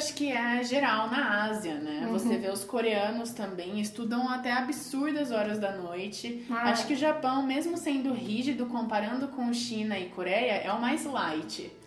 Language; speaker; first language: Portuguese; early bilingual, heritage; Portuguese